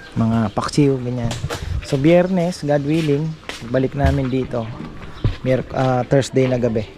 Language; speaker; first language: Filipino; non-native, local second language; Pampanga